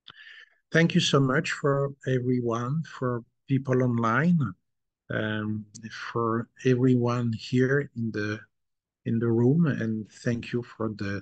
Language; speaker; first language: English; non-native, fluent; French